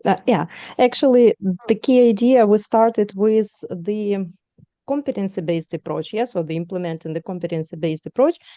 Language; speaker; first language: English; non-native, fluent; Ukrainian